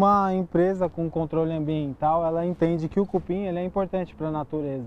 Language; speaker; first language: Portuguese; native; Portuguese